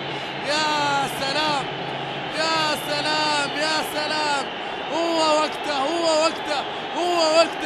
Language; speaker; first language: Arabic; native; Arabic